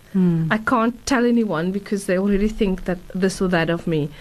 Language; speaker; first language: English; native; English